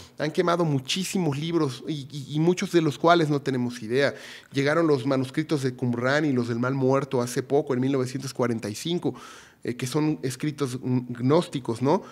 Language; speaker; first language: Spanish; native; Spanish